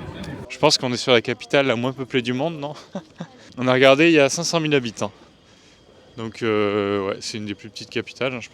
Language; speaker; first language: French; native; French